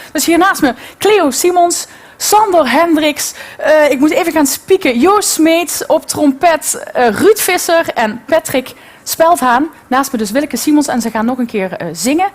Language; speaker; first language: Dutch; native; Dutch